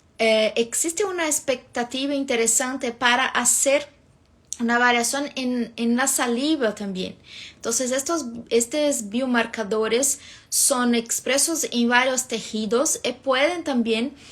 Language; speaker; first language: Spanish; non-native, fluent; Portuguese